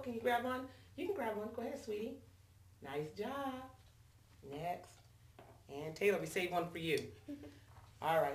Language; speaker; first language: English; native; English